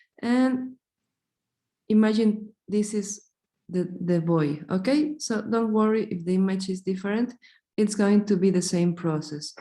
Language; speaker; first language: English; non-native, fluent; Spanish